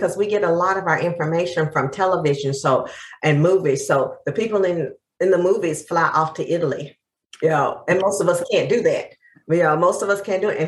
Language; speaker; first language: English; native; English